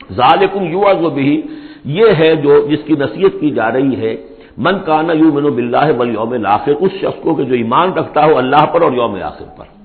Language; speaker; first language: Urdu; native; Urdu